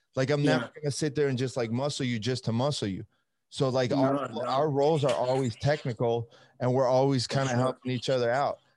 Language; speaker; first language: English; non-native, fluent; Italian